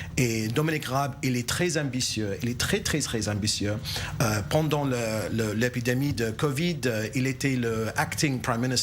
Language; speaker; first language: French; non-native, learner; English